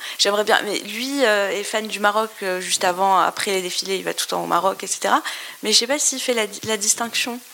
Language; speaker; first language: French; non-native, local second language; Arabic